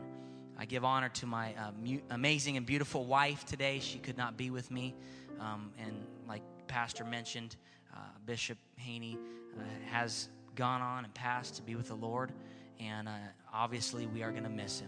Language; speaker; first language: English; native; English